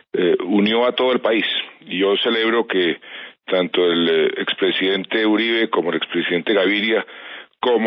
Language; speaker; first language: Spanish; native; Spanish